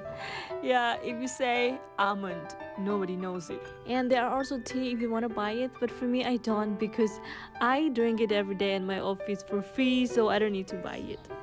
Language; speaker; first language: English; non-native, fluent; Thai